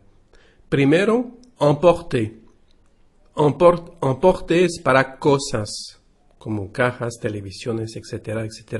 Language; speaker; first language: Spanish; non-native, fluent; French